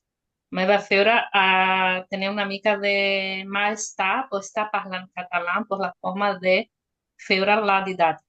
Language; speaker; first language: Catalan; non-native, learner; Portuguese